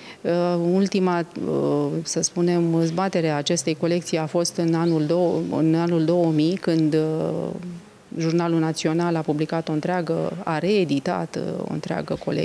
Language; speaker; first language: Romanian; native; Romanian